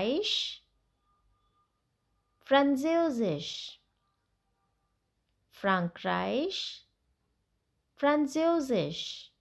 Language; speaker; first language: German; non-native, fluent; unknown